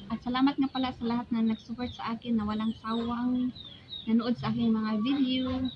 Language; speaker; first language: Filipino; non-native, local second language; Cebuano